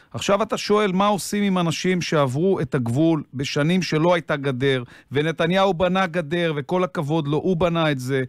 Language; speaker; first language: Hebrew; native; Hebrew